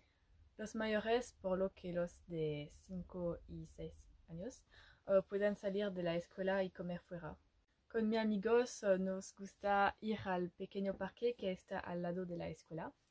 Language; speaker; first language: Spanish; non-native, learner; French